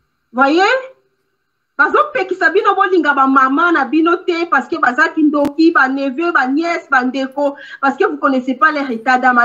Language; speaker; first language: French; non-native, local second language; Lingala